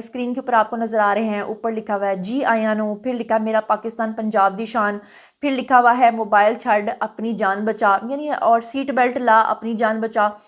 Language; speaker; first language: Urdu; non-native, local second language; Punjabi